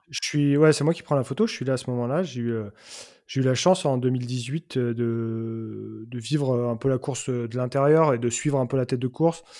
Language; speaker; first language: French; native; French